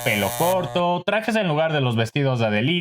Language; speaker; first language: Spanish; native; Spanish